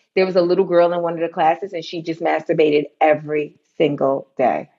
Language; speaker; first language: English; native; English